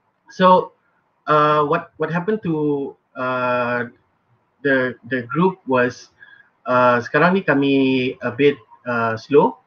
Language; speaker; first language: English; non-native, local second language; Malay